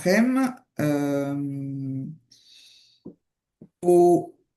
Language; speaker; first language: Hebrew; non-native, learner; French